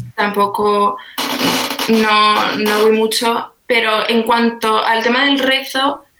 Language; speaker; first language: Spanish; native; Spanish